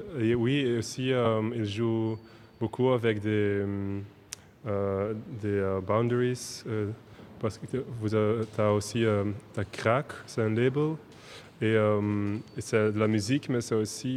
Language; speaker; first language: French; non-native, local second language; Dutch